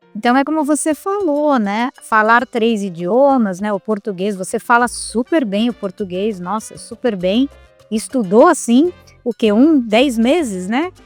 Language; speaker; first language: Portuguese; native; Portuguese